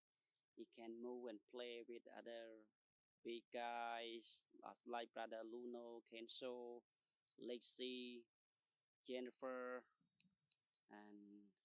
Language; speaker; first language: English; non-native, learner; Khmer